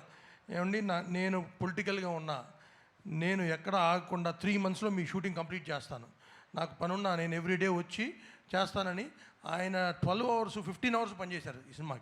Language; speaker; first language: Telugu; native; Telugu